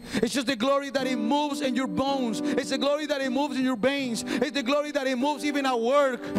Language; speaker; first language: English; non-native, fluent; Spanish